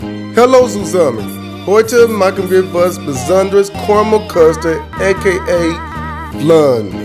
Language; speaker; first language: German; non-native, learner; English